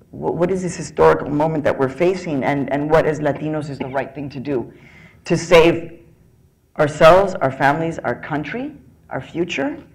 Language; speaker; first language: English; early bilingual, other home language; Spanish